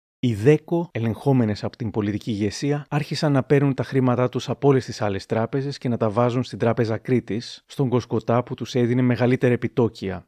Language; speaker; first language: Greek; native; Greek